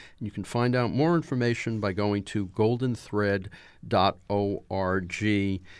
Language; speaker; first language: English; native; English